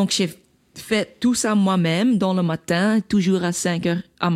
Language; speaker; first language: French; non-native, local second language; Dutch